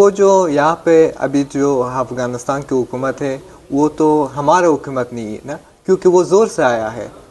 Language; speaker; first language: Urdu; non-native, fluent; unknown